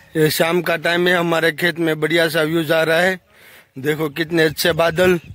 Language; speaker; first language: Hindi; non-native, local second language; Gujarati